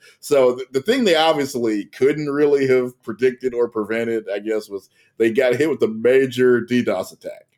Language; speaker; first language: English; native; English